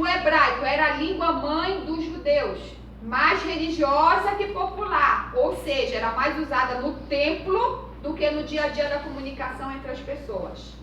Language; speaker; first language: Portuguese; native; Portuguese